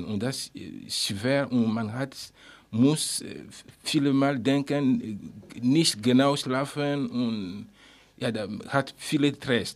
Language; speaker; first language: German; non-native, learner; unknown